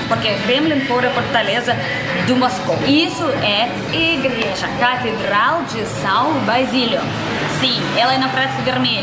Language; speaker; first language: Portuguese; non-native, learner; Russian